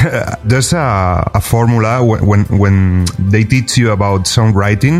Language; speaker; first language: English; non-native, fluent; Spanish